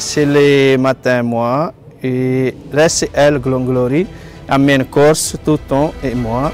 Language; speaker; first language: French; non-native, learner; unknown